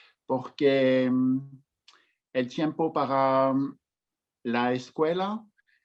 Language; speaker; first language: Spanish; non-native, learner; French